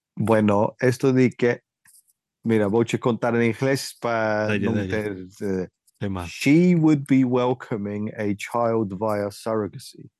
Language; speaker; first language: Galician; early bilingual, heritage; Galician